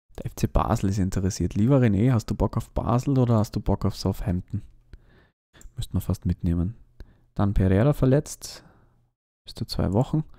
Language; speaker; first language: German; native; German